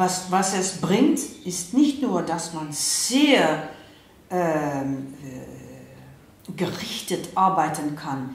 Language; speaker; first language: German; non-native, fluent; Dutch